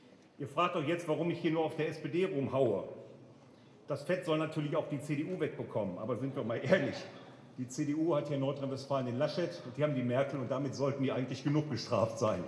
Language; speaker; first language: German; native; German